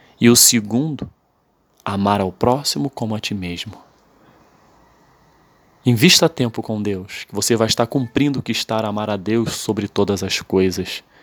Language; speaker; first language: Portuguese; native; Portuguese